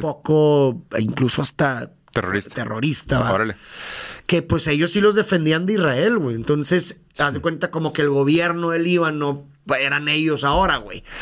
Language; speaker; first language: Spanish; native; Spanish